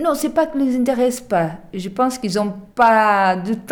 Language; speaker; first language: French; non-native, learner; Portuguese